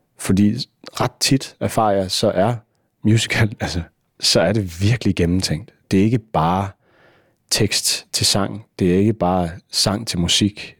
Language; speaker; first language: Danish; native; Danish